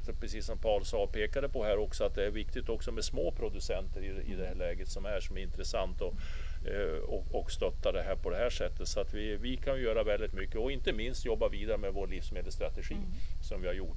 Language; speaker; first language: Swedish; native; Swedish